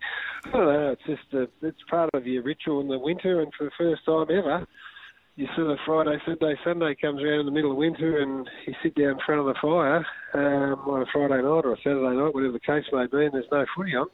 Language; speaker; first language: English; native; English